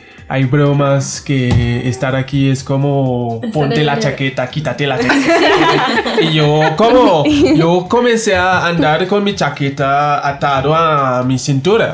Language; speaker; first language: Spanish; non-native, fluent; English